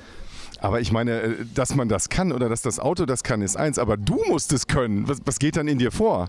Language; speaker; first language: German; native; German